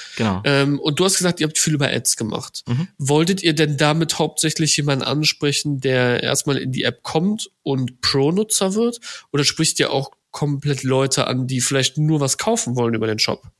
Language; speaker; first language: German; native; German